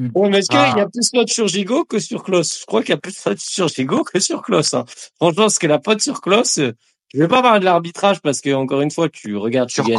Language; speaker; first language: French; native; French